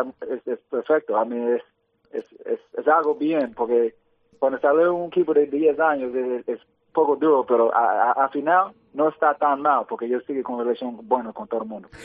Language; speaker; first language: Spanish; early bilingual, heritage; English